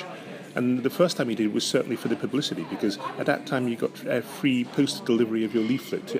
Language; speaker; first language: English; native; English